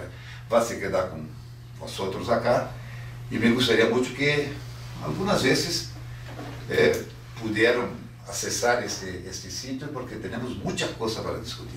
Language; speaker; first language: Spanish; non-native, fluent; Portuguese